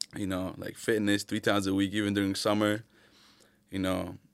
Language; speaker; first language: English; early bilingual, other home language; Arabic